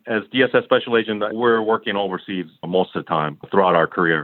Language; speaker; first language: English; non-native, fluent; Korean